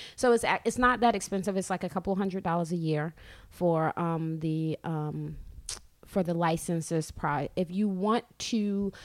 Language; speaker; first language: English; native; English